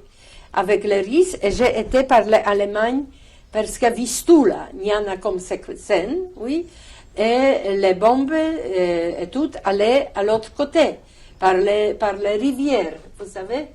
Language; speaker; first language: French; non-native, learner; Polish